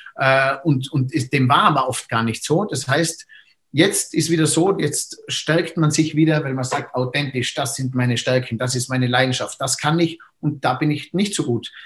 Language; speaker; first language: German; native; German